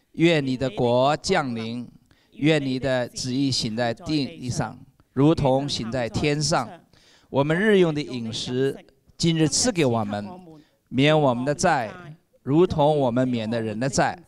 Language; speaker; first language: Chinese; native; Chinese